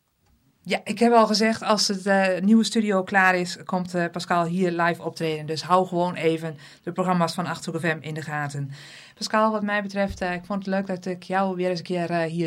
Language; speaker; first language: Dutch; native; Dutch